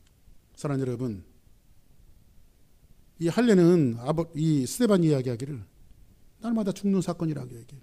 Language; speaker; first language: Korean; native; Korean